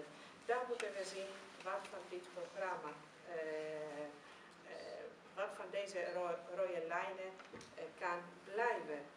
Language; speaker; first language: Dutch; non-native, fluent; Greek